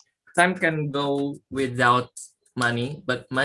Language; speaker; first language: English; non-native, learner; Indonesian